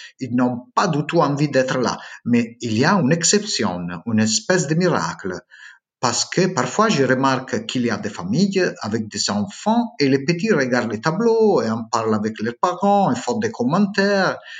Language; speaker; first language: French; non-native, learner; Italian